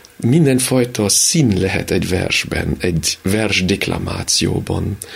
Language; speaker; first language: Hungarian; early bilingual, other home language; French